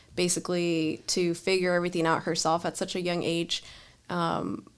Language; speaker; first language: English; early bilingual, other home language; Spanish